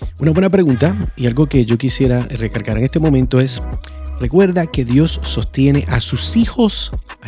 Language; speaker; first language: Spanish; native; Spanish